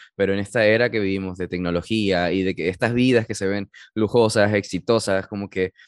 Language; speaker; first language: Spanish; early bilingual, heritage; Spanish